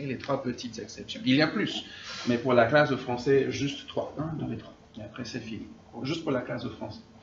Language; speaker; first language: French; non-native, fluent; English